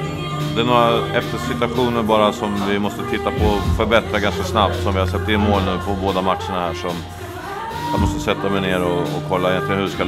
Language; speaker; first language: Swedish; native; Swedish